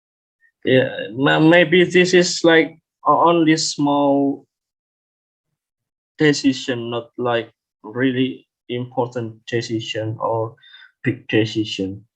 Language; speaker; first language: English; non-native, learner; Indonesian